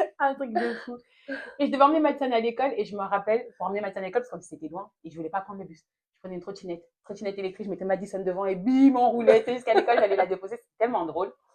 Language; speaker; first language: French; native; French